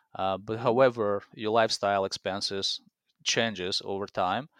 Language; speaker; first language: English; non-native, fluent; Russian